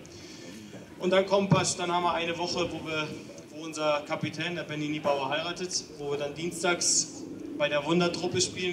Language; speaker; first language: German; native; German